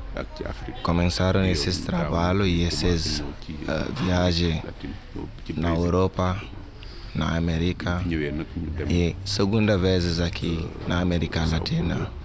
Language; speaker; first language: Portuguese; non-native, fluent; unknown